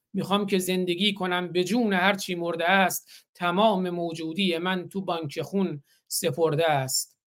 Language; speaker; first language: Persian; native; Persian